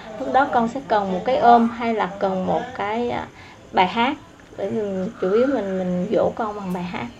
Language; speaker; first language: Vietnamese; non-native, local second language; Eastern Cham